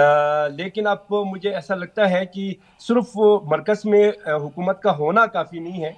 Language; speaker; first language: Hindi; non-native, local second language; Balti